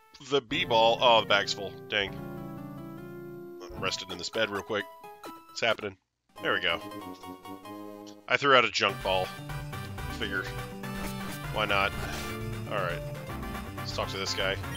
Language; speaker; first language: English; native; English